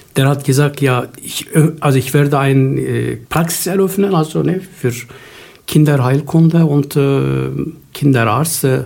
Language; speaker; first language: German; non-native, fluent; Turkish